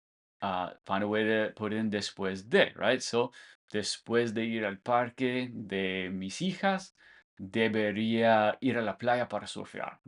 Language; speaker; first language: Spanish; non-native, fluent; English